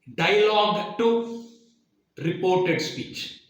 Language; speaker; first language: English; non-native, local second language; Kannada